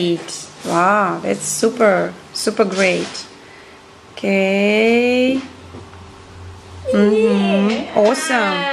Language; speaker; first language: English; non-native, fluent; Russian